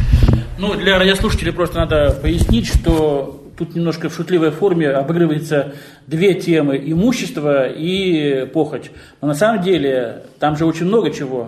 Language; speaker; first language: Russian; native; Russian